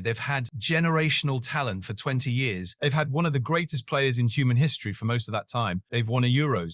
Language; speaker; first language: English; native; English